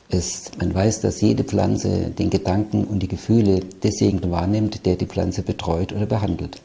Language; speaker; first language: German; native; German